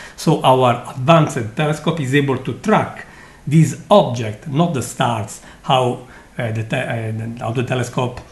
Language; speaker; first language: English; non-native, fluent; Italian